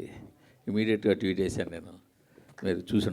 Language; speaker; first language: Telugu; native; Telugu